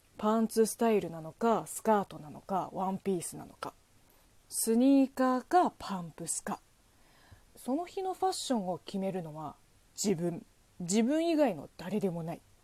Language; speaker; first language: Japanese; non-native, fluent; Chinese